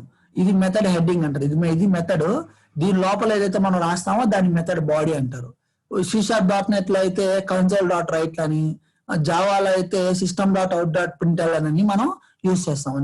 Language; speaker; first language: Telugu; native; Telugu